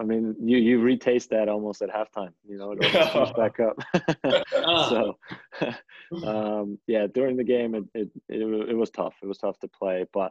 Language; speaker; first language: English; non-native, fluent; German